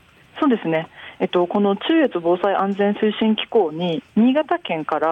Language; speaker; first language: Japanese; native; Japanese